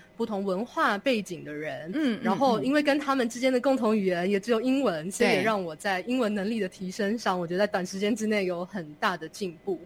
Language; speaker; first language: Chinese; native; Chinese